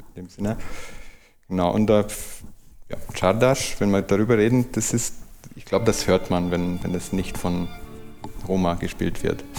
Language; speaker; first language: German; non-native, fluent; Hungarian